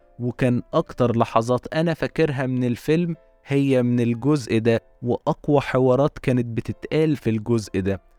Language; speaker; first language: Arabic; native; Arabic